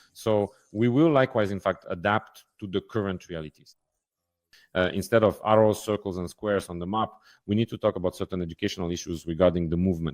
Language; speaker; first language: English; non-native, fluent; Ukrainian